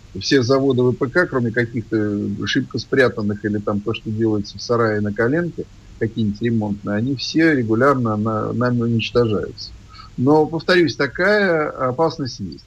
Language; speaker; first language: Russian; native; Russian